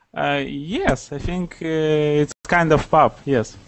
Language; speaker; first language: English; non-native, learner; Romanian